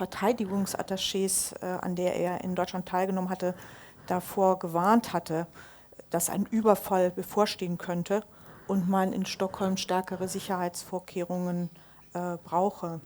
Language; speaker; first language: German; native; German